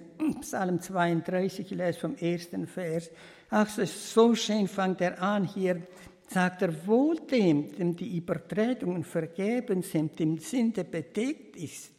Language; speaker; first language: German; early bilingual, heritage; German